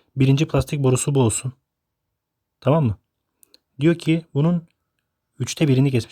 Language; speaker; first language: Turkish; native; Turkish